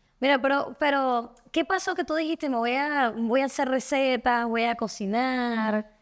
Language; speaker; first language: Spanish; native; Spanish